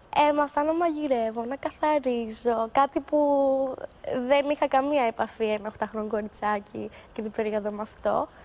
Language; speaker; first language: Greek; native; Greek